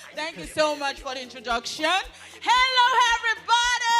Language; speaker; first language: English; non-native, local second language; Igbo